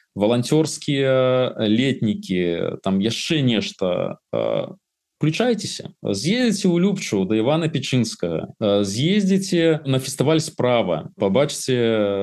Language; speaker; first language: Belarusian; native; Belarusian